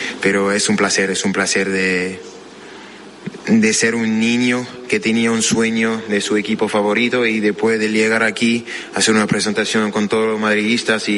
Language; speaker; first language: Spanish; non-native, fluent; French